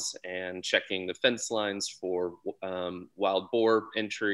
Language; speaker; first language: English; native; English